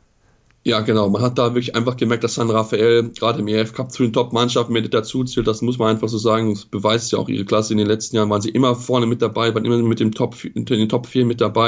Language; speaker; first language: German; native; German